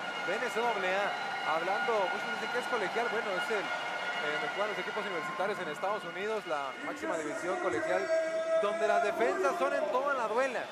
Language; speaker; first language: Spanish; native; Spanish